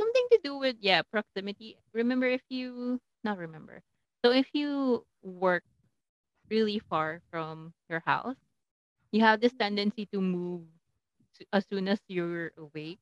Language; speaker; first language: English; non-native, local second language; Filipino